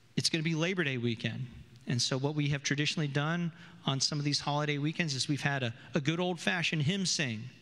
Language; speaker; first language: English; native; English